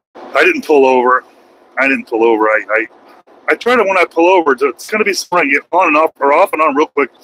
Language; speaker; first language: English; native; English